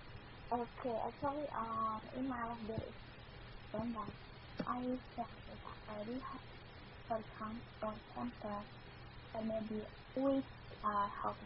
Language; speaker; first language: English; non-native, learner; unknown